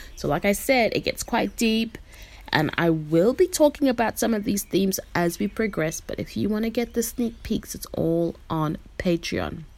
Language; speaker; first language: English; non-native, local second language; Shona